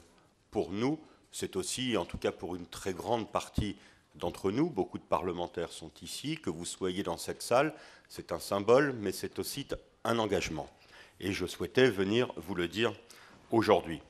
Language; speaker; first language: French; native; French